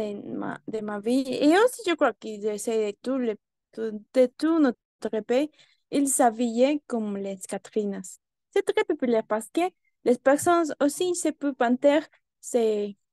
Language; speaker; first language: French; non-native, learner; Spanish